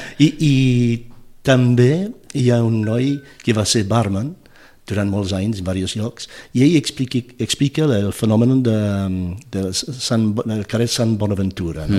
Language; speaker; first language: Catalan; non-native, fluent; English